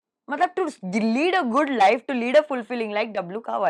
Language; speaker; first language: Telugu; non-native, fluent; Hindi